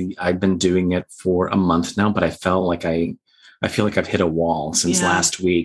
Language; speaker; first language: English; native; English